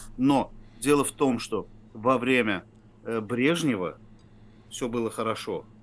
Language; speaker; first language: Russian; non-native, local second language; Azerbaijani